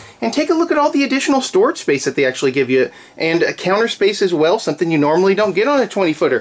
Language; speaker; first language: English; native; English